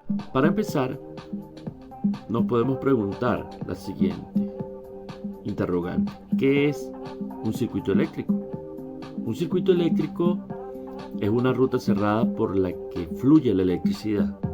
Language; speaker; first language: Spanish; native; Spanish